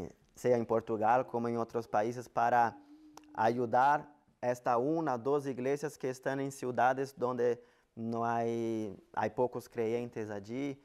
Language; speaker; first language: Spanish; non-native, fluent; Portuguese